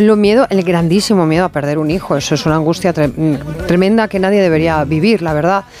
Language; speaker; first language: Spanish; native; Spanish